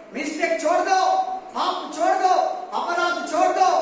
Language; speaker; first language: Hindi; non-native, local second language; Kannada